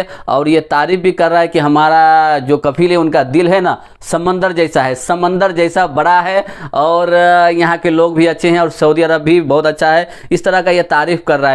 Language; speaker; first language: Hindi; native; Hindi